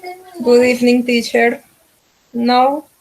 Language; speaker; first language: English; non-native, learner; Spanish